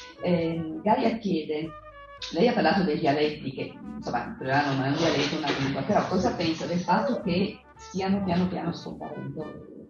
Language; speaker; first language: Italian; native; Italian